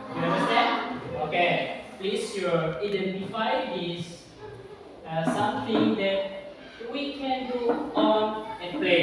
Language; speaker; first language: English; non-native, learner; Indonesian